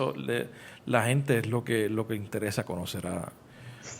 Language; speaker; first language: Spanish; native; Spanish